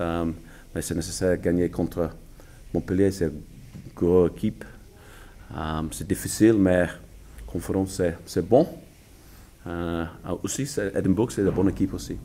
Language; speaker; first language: French; non-native, learner; English